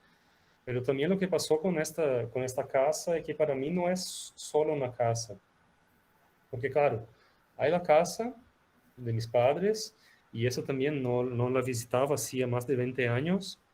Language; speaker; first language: Spanish; non-native, fluent; Portuguese